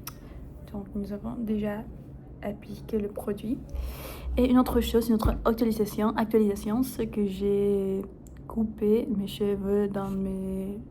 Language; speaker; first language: French; non-native, fluent; Spanish